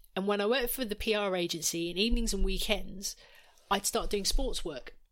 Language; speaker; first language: English; native; English